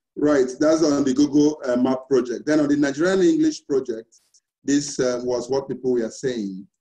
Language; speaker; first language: English; non-native, local second language; Igbo